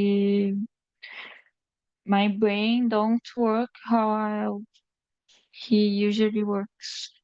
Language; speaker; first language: English; non-native, learner; Portuguese